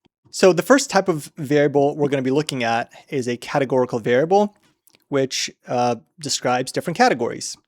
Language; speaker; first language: English; native; English